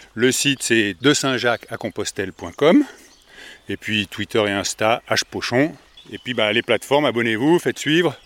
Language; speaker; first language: French; native; French